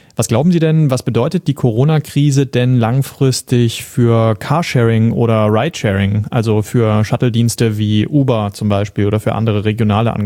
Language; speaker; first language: German; native; German